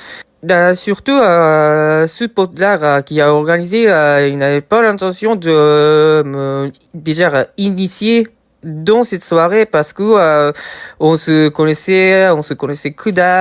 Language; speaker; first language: French; non-native, fluent; Japanese